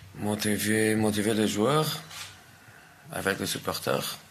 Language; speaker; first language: French; non-native, fluent; Portuguese